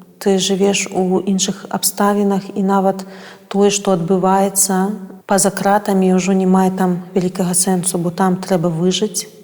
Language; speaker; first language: Belarusian; non-native, local second language; Russian